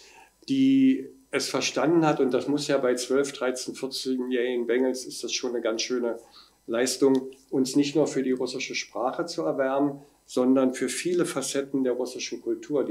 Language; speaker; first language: German; native; German